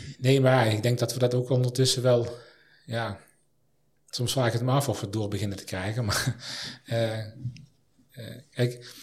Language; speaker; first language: Dutch; native; Dutch